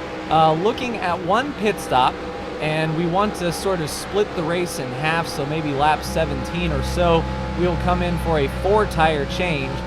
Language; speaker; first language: English; native; English